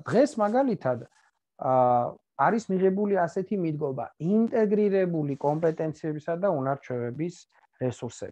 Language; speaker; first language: Georgian; native; Georgian